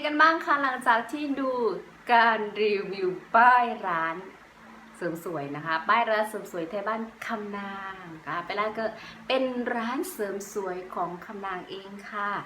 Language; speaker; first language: Thai; native; Thai